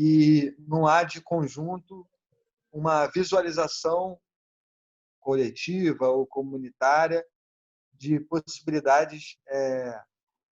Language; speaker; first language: Portuguese; native; Portuguese